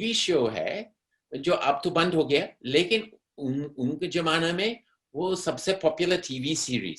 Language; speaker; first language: Hindi; non-native, fluent; English